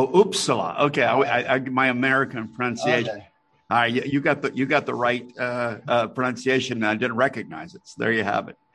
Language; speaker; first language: English; native; English